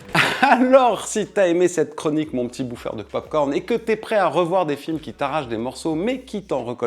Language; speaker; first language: French; native; French